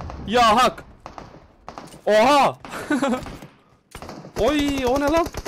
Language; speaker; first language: Turkish; native; Turkish